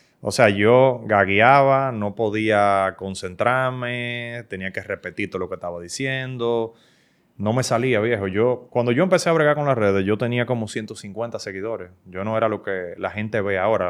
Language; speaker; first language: Spanish; native; Spanish